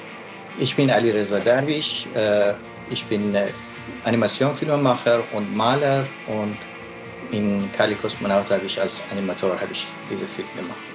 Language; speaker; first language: German; non-native, learner; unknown